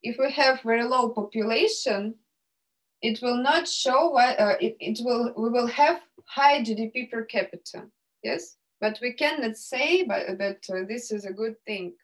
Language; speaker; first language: English; non-native, fluent; Russian